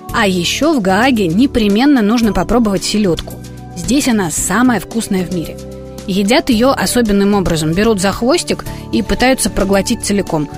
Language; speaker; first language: Russian; native; Russian